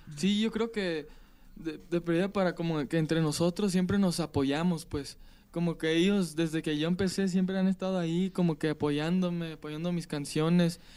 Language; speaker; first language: Spanish; early bilingual, heritage; Spanish